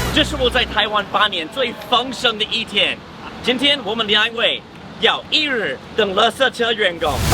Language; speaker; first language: Chinese; non-native, fluent; English